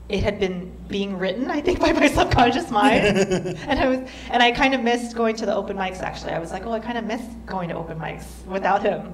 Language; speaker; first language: English; native; English